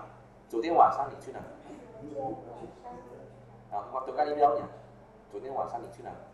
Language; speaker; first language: Chinese; non-native, fluent; Vietnamese